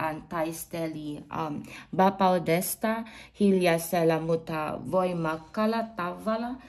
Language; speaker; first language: Finnish; non-native, learner; Filipino